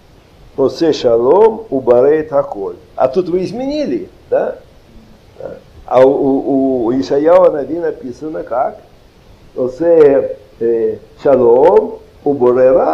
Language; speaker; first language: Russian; native; Russian